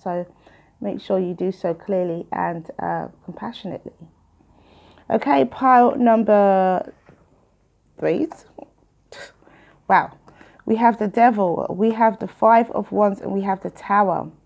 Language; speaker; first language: English; native; English